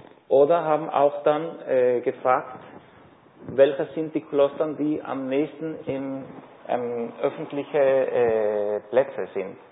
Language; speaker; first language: German; non-native, fluent; Spanish